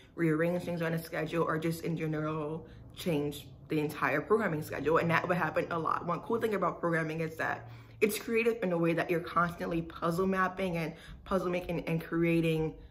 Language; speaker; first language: English; native; English